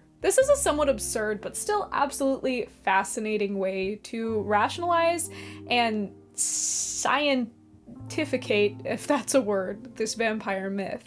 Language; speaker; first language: English; native; English